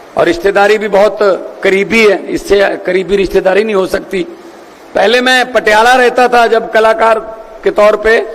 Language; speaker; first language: Hindi; non-native, local second language; Punjabi